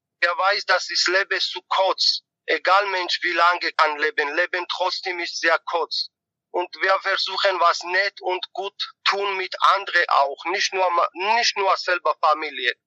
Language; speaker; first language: German; non-native, learner; Georgian